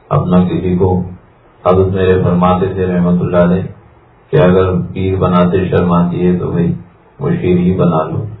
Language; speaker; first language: Urdu; native; Urdu